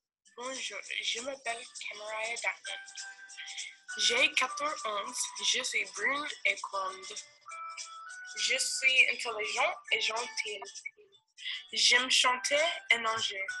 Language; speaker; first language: French; non-native, learner; English